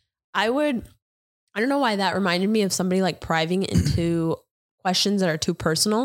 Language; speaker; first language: English; early bilingual, other home language; Spanish